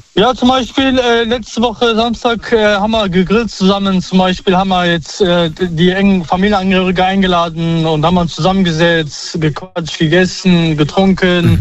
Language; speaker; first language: German; early bilingual, other home language; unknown